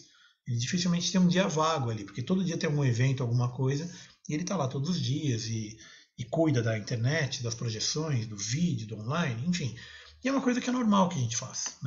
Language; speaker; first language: Portuguese; native; Portuguese